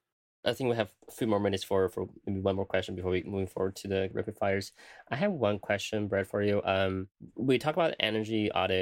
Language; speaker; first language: English; non-native, fluent; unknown